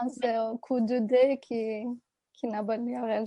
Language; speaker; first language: French; non-native, fluent; Turkish